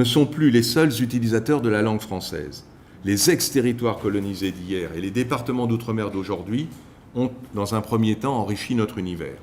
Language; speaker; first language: French; native; French